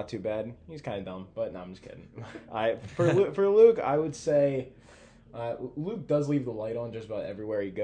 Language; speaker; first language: English; native; English